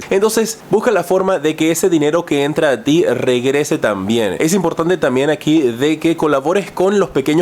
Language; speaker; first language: Spanish; native; Spanish